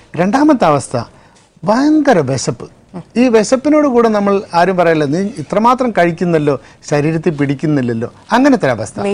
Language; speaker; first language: Malayalam; native; Malayalam